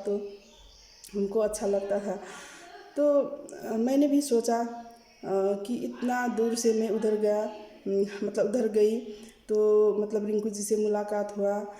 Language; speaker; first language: Hindi; non-native, learner; Nepali